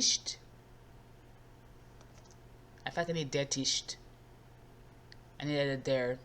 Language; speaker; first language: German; non-native, learner; English